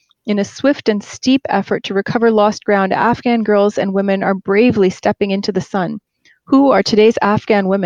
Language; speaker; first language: English; native; English